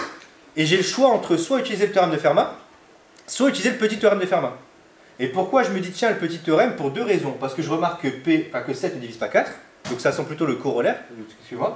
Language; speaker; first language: French; native; French